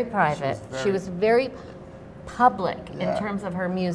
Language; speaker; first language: English; native; English